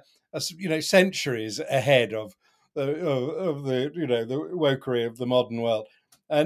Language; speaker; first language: English; native; English